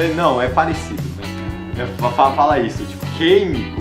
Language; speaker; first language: Portuguese; native; Portuguese